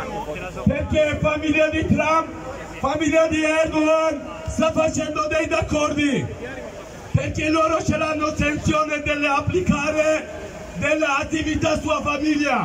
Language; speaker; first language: Italian; non-native, learner; Kurdish